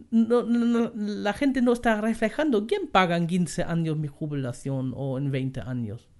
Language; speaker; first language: Spanish; non-native, fluent; German